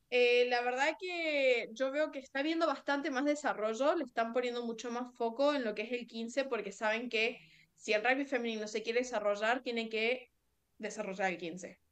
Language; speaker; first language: Spanish; native; Spanish